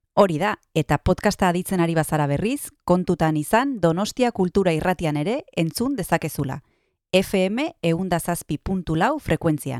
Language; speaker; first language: Basque; native; Basque